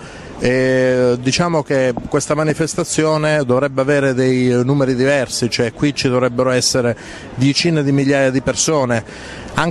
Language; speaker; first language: Italian; native; Italian